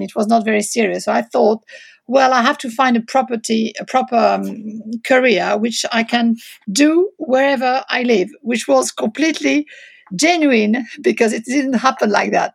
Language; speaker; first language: English; non-native, fluent; French